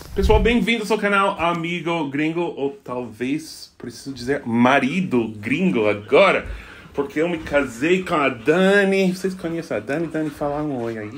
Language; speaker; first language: Portuguese; non-native, fluent; English